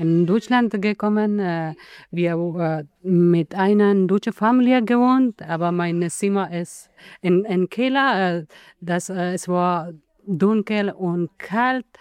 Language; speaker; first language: German; non-native, learner; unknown